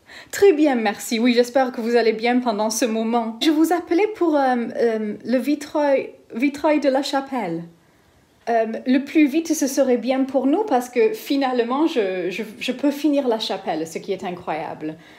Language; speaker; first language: French; non-native, fluent; English